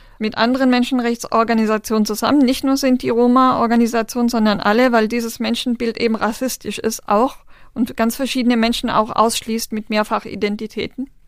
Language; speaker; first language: German; non-native, local second language; Romany